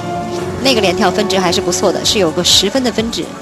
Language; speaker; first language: Chinese; native; Chinese